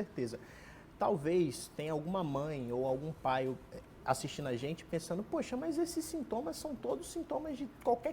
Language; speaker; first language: Portuguese; native; Portuguese